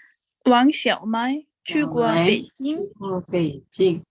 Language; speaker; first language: Chinese; non-native, learner; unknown